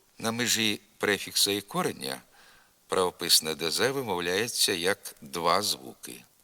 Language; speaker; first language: Ukrainian; native; Ukrainian